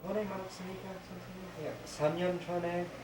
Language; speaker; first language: Korean; non-native, learner; English